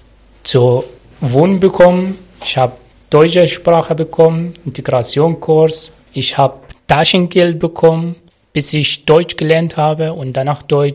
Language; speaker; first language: German; non-native, learner; Arabic